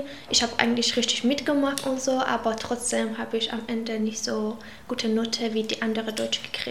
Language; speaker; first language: German; non-native, local second language; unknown